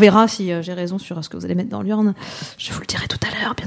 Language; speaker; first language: French; native; French